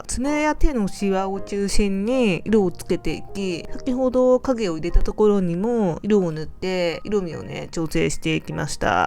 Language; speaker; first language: Japanese; native; Japanese